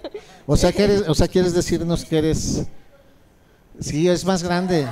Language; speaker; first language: Spanish; native; Spanish